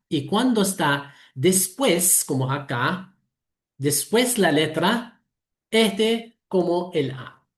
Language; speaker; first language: Spanish; non-native, fluent; Arabic